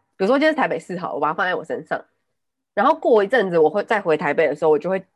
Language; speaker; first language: Chinese; non-native, local second language; Min Nan Chinese